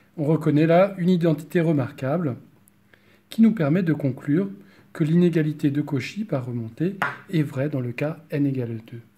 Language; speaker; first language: French; native; French